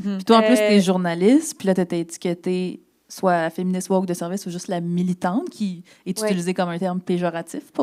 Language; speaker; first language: French; native; French